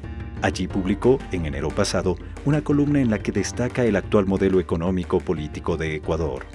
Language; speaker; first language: Spanish; native; Spanish